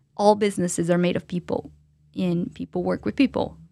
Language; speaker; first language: English; non-native, fluent; Portuguese